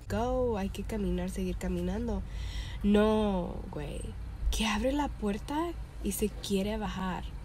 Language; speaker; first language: Spanish; early bilingual, heritage; Spanish